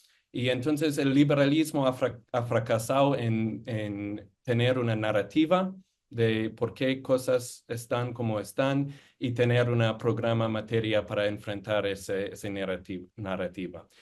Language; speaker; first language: Spanish; non-native, fluent; English